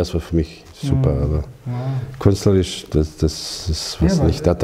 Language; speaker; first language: German; non-native, learner; Croatian